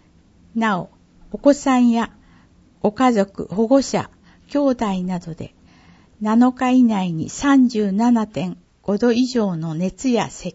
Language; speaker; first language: Japanese; native; Japanese